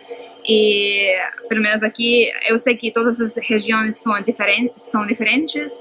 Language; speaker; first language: Portuguese; non-native, fluent; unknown